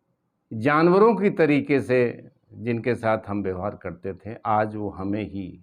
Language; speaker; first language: Hindi; native; Hindi